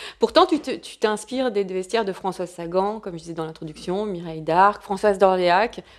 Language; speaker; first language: French; native; French